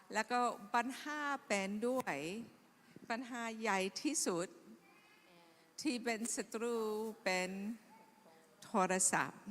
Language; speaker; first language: Thai; non-native, fluent; English